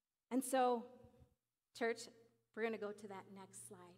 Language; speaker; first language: English; early bilingual, other home language; Spanish